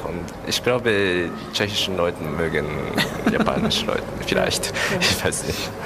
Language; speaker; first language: German; non-native, learner; Japanese